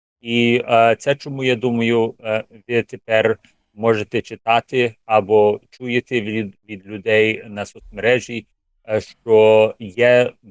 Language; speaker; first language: Ukrainian; early bilingual, heritage; English